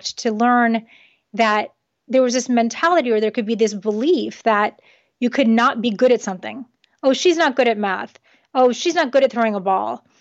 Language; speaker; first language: English; early bilingual, other home language; Japanese